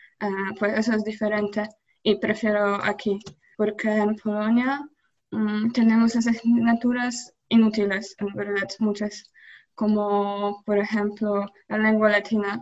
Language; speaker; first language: Spanish; non-native, learner; Polish